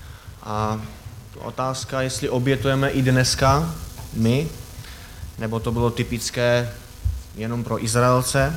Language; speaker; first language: Czech; native; Czech